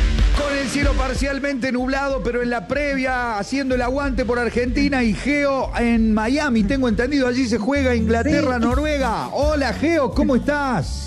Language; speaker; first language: Spanish; native; Spanish